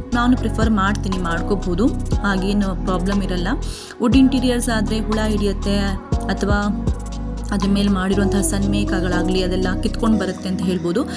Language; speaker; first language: Kannada; native; Kannada